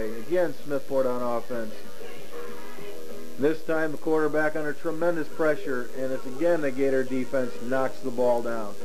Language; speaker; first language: English; native; English